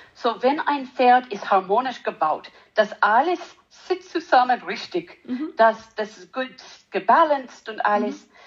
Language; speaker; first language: German; non-native, learner; English